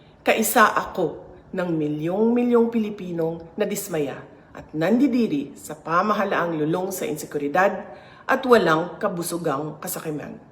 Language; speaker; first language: Filipino; native; Filipino